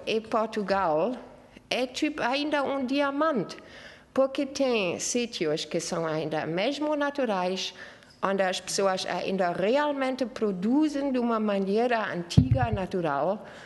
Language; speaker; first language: Portuguese; non-native, fluent; German